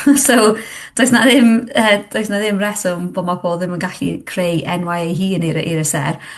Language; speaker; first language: Welsh; non-native, local second language; English